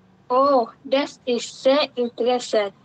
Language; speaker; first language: German; non-native, learner; Malay